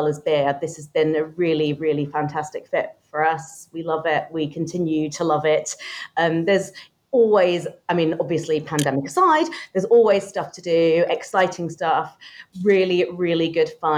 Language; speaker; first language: English; native; English